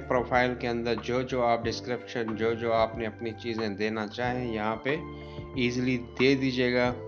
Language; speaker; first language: Urdu; non-native, local second language; Punjabi